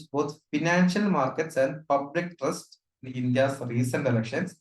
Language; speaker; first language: English; non-native, local second language; Malayalam